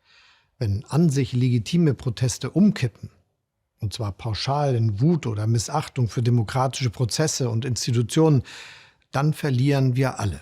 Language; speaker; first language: German; native; German